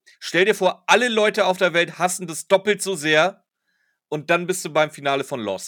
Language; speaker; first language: German; native; German